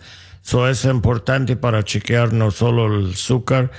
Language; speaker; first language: Spanish; non-native, learner; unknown